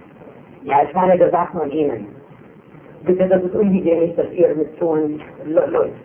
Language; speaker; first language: German; non-native, fluent; Arabic